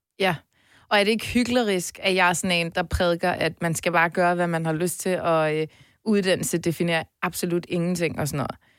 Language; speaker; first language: Danish; early bilingual, other home language; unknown